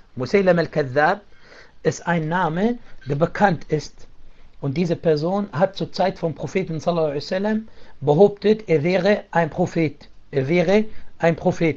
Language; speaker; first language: German; non-native, fluent; Arabic